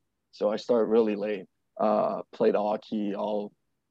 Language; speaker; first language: English; non-native, fluent; French